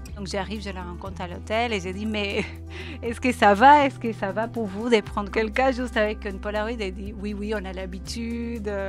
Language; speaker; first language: French; non-native, fluent; Spanish